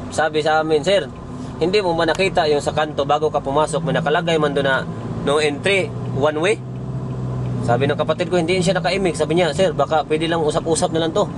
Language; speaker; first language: Filipino; non-native, local second language; Cebuano